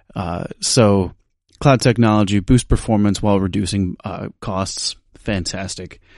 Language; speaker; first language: English; native; English